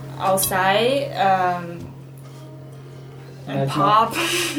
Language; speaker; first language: English; non-native, learner; Chinese